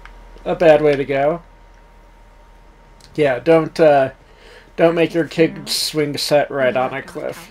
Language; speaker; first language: English; native; English